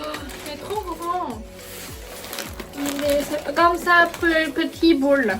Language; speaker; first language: French; non-native, learner; Chinese